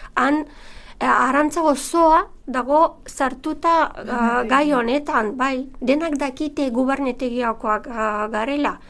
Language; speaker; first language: Basque; non-native, fluent; Bulgarian